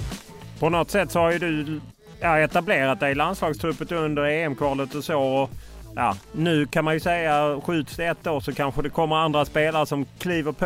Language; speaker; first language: Swedish; native; Swedish